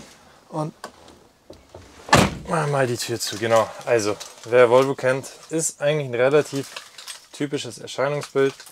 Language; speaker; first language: German; native; German